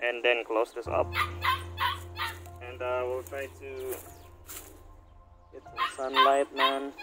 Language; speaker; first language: English; non-native, local second language; Filipino